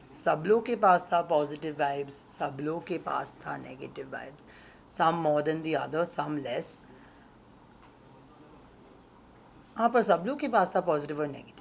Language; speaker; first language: Hindi; non-native, local second language; English